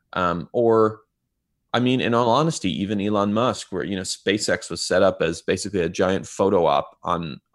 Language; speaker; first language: English; non-native, fluent; Hebrew